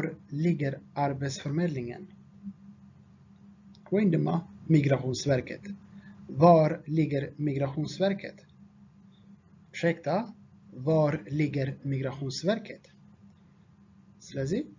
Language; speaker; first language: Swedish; non-native, fluent; Tigrinya